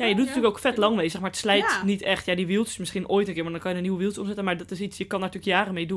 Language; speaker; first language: Dutch; native; Dutch